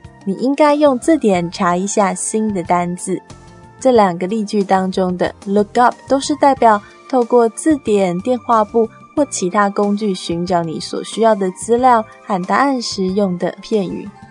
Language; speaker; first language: Chinese; native; Chinese